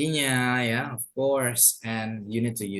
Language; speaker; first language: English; non-native, fluent; Indonesian